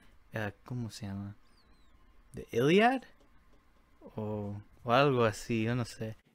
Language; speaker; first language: Spanish; early bilingual, heritage; Spanish